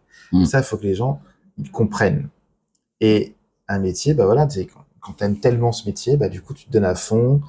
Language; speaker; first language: French; native; French